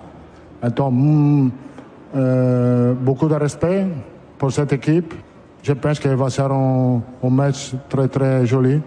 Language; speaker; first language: French; non-native, fluent; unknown